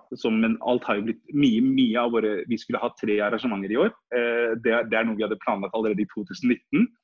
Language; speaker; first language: Norwegian; early bilingual, other home language; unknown